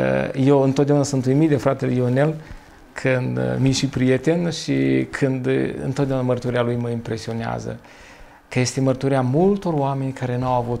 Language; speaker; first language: Romanian; native; Romanian